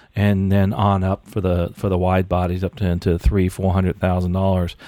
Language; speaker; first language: English; native; English